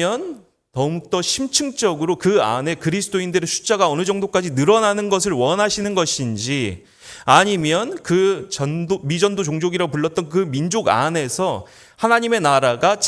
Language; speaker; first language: Korean; native; Korean